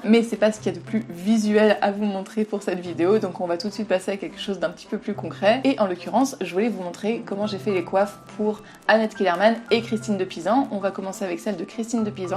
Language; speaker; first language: French; native; French